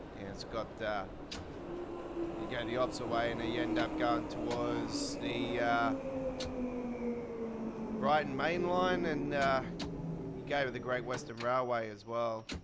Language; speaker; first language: English; native; English